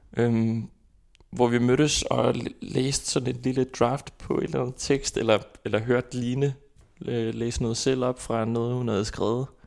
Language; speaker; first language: Danish; non-native, fluent; Icelandic